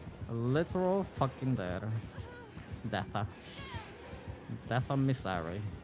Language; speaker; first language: English; native; English